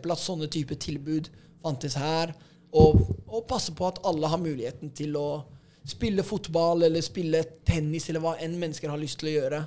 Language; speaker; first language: Norwegian; native; Norwegian